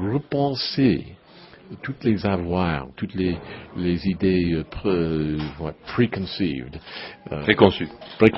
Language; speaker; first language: French; non-native, learner; English